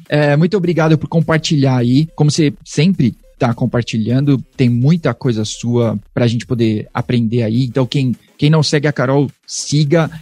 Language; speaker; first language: Portuguese; native; Portuguese